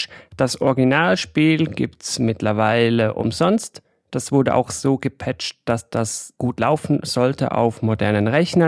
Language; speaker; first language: German; native; German